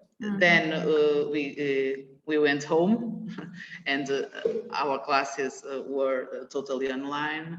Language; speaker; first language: English; non-native, learner; Portuguese